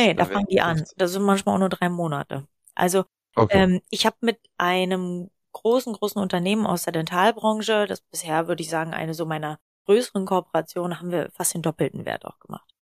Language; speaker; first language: German; native; German